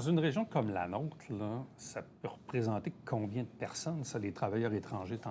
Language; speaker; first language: French; native; French